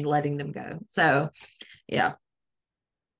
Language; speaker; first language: English; native; English